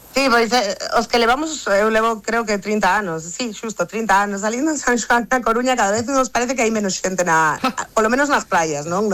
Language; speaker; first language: Galician; non-native, local second language; Spanish